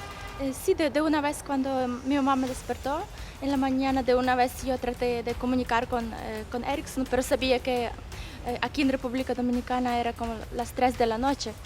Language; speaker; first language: Spanish; non-native, fluent; Ukrainian